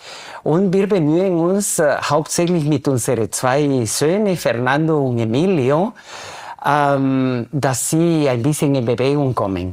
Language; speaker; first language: German; non-native, fluent; Spanish